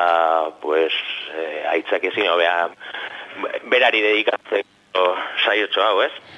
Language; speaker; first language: Basque; native; Basque